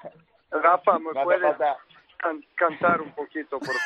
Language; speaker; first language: Spanish; non-native, learner; Serbian